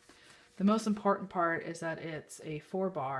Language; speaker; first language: English; native; English